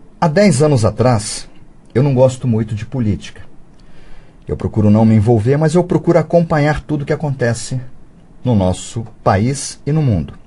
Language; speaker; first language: Portuguese; early bilingual, other home language; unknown